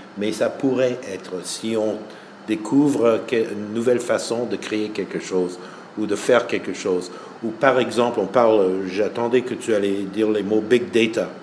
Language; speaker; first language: French; non-native, fluent; English